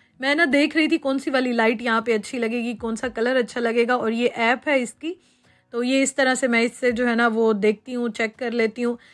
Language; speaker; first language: Urdu; native; Urdu